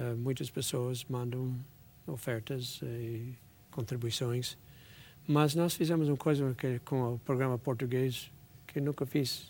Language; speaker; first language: Portuguese; non-native, fluent; English